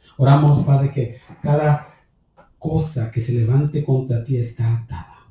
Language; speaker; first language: Spanish; early bilingual, heritage; Spanish